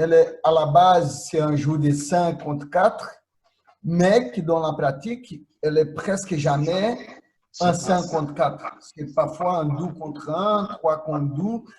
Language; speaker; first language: French; non-native, fluent; Portuguese